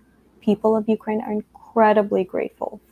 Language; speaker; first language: English; early bilingual, other home language; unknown